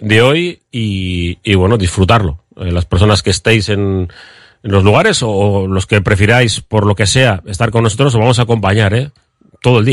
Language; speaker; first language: Spanish; native; Spanish